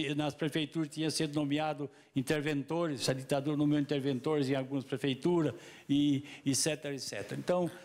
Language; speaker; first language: Portuguese; native; Portuguese